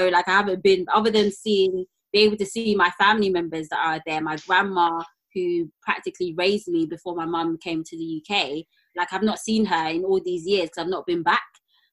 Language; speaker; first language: English; native; English